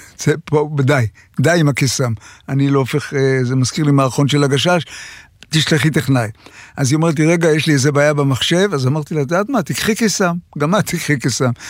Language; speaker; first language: Hebrew; native; Hebrew